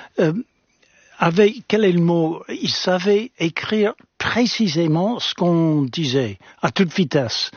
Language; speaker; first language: French; non-native, fluent; English